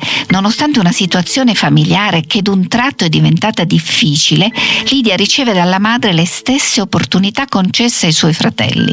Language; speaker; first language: Italian; native; Italian